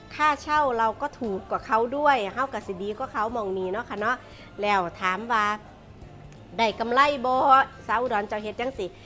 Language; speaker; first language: Thai; non-native, local second language; Northeastern Thai